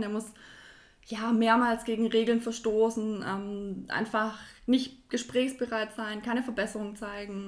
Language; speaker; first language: German; native; German